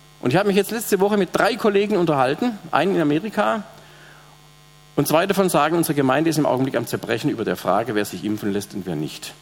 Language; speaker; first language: German; native; German